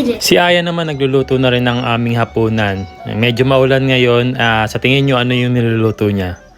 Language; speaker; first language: Filipino; native; Filipino